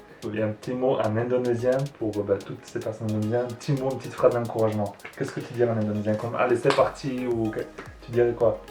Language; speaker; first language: French; native; French